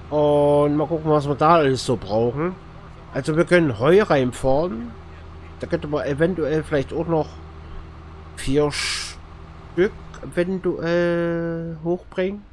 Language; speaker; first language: German; native; German